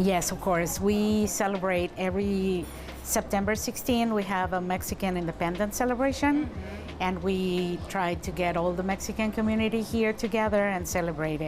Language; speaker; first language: English; non-native, fluent; Spanish